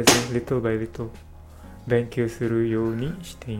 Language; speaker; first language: Japanese; non-native, learner; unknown